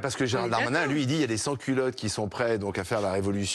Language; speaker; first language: French; native; French